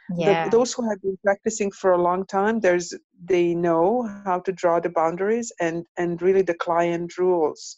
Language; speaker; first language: English; non-native, fluent; Hungarian